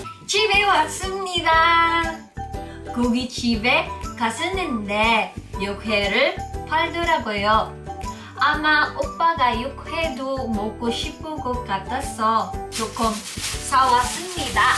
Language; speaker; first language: Korean; non-native, fluent; Cebuano